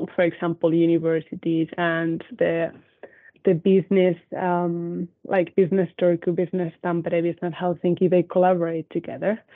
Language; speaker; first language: English; non-native, fluent; Spanish